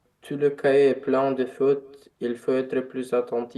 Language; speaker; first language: French; non-native, learner; Romanian